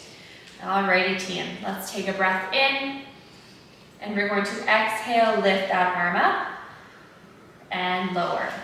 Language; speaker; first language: English; native; English